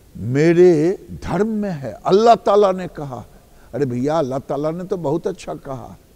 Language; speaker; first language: Hindi; native; Hindi